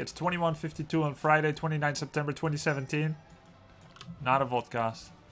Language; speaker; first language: English; non-native, fluent; Dutch